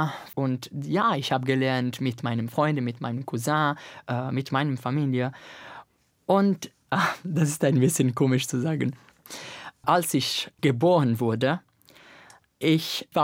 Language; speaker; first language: German; non-native, fluent; Italian